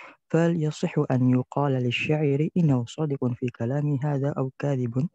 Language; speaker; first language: Arabic; non-native, learner; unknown